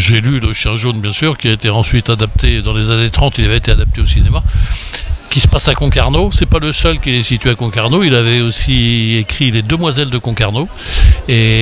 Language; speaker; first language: French; native; French